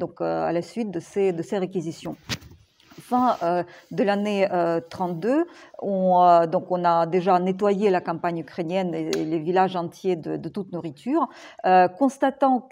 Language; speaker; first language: French; non-native, fluent; Ukrainian